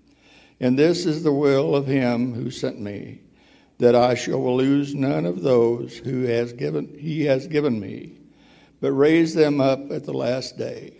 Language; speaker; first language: English; native; English